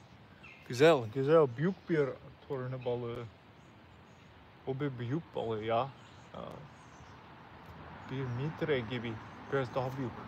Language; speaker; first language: Turkish; non-native, learner; English